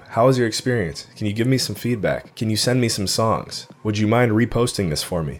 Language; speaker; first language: English; native; English